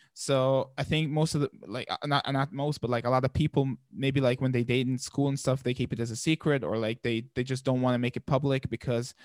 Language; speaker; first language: English; non-native, fluent; Arabic